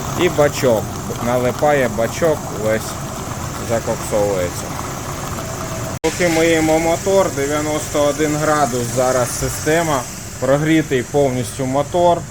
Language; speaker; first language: Ukrainian; native; Ukrainian